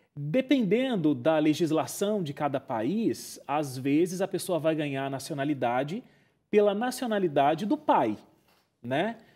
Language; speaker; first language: Portuguese; native; Portuguese